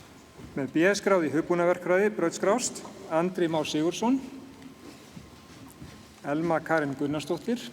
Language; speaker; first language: Icelandic; native; Icelandic